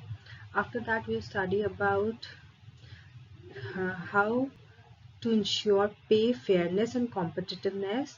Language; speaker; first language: English; non-native, local second language; Hindi